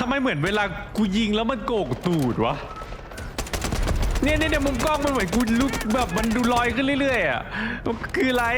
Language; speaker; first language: Thai; native; Thai